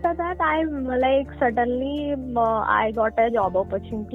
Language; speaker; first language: English; non-native, local second language; Malayalam